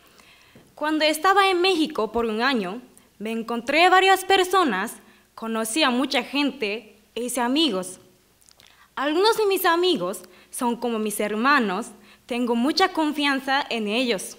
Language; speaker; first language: Spanish; non-native, fluent; Japanese